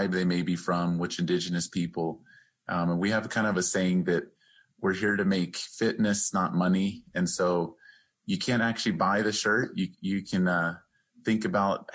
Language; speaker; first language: English; native; English